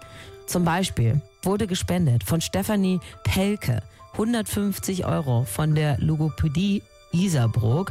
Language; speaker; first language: German; native; German